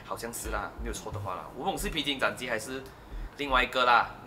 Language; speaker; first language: Chinese; native; Chinese